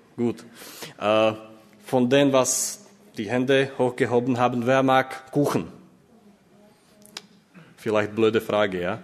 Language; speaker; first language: German; non-native, fluent; Slovak